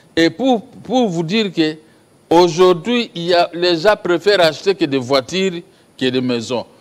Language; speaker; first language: French; non-native, local second language; Lingala